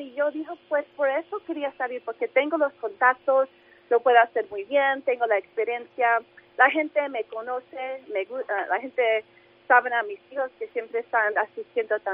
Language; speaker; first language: Spanish; early bilingual, heritage; English